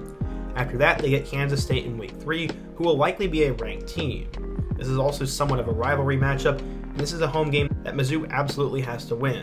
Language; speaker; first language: English; native; English